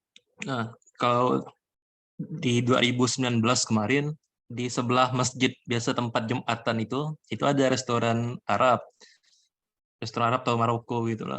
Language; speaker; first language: Indonesian; native; Indonesian